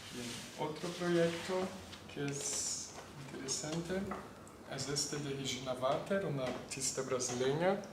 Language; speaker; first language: Spanish; non-native, fluent; Portuguese